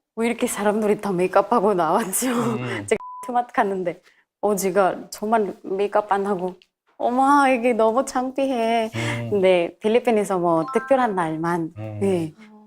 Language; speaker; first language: Korean; non-native, fluent; Filipino